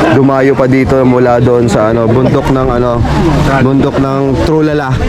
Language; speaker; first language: Filipino; native; Filipino